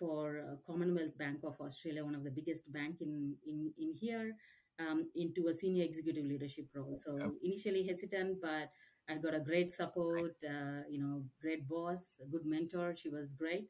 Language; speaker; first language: English; non-native, local second language; Tamil